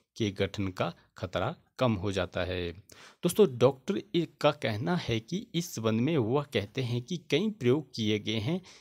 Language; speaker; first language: Hindi; native; Hindi